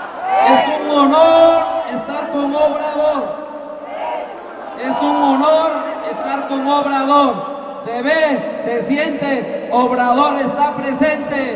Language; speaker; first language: Spanish; native; Spanish